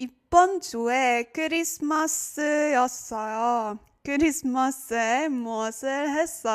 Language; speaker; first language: Korean; non-native, fluent; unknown